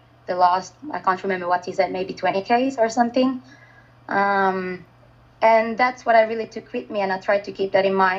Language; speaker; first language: English; non-native, fluent; Finnish